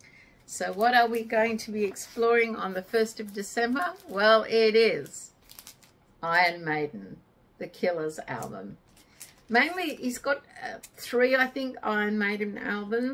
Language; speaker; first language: English; native; English